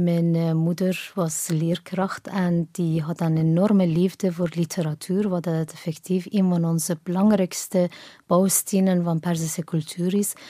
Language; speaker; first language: Dutch; non-native, fluent; Persian